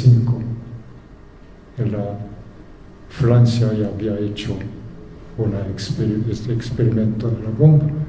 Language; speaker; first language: Spanish; non-native, fluent; Japanese